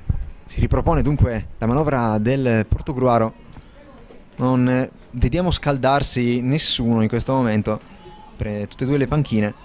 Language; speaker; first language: Italian; native; Italian